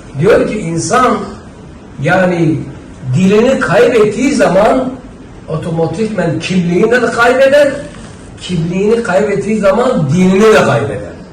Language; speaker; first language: Turkish; non-native, local second language; Zaza